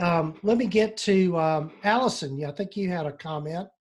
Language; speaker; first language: English; native; English